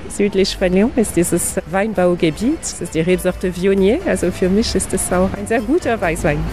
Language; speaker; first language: German; non-native, fluent; French